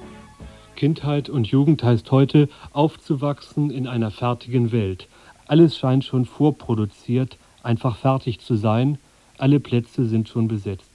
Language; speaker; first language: German; native; German